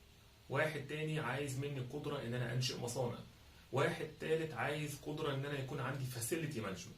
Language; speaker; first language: Arabic; native; Arabic